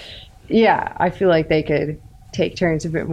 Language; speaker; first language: English; native; English